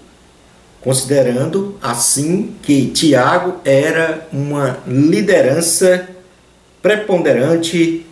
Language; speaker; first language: Portuguese; native; Portuguese